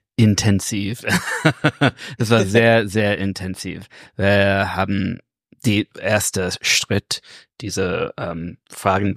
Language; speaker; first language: German; non-native, learner; English